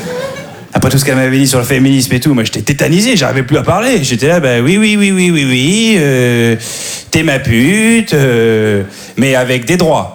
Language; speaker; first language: French; native; French